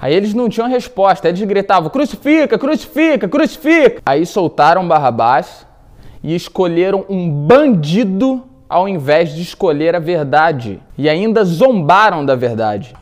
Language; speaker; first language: Portuguese; native; Portuguese